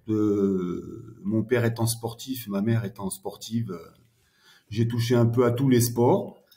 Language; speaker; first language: French; early bilingual, heritage; French